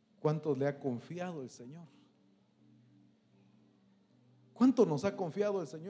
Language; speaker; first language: Spanish; native; Spanish